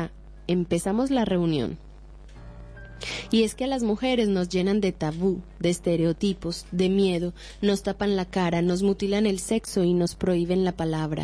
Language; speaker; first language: Spanish; native; Spanish